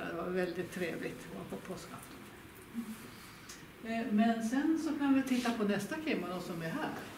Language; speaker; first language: Swedish; native; Swedish